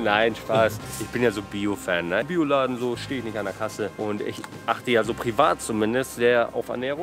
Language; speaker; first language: German; native; German